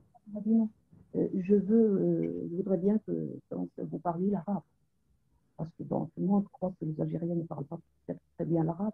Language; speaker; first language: French; non-native, local second language; Arabic